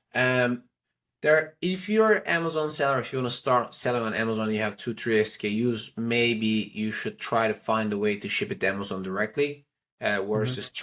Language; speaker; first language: English; non-native, fluent; Turkish